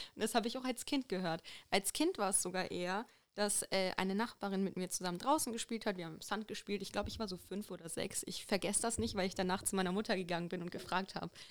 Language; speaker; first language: German; native; German